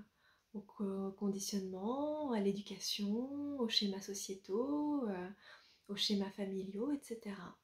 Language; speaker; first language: French; native; French